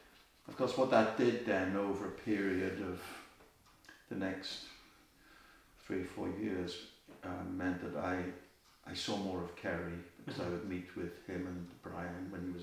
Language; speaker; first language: English; native; English